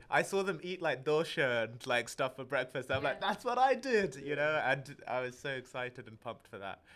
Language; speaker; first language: English; early bilingual, other home language; Malayalam